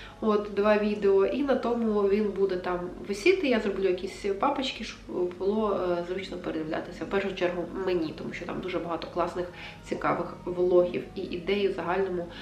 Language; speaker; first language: Ukrainian; non-native, local second language; Russian